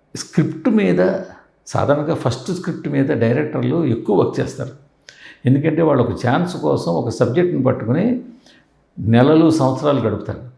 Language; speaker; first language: Telugu; native; Telugu